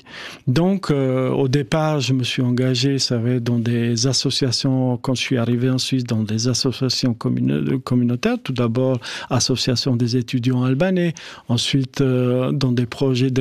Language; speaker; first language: French; non-native, fluent; Albanian